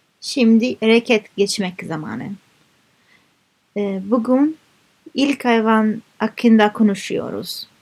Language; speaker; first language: Turkish; non-native, learner; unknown